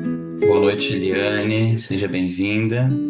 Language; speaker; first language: Portuguese; native; Portuguese